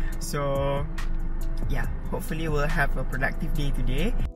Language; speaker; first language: English; non-native, local second language; Malay